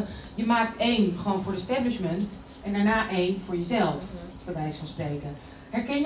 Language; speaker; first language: Dutch; native; Dutch